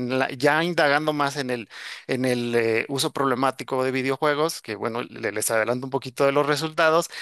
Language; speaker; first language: Spanish; native; Spanish